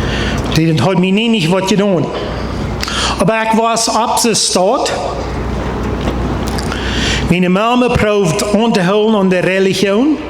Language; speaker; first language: German; non-native, learner; Plautdietsch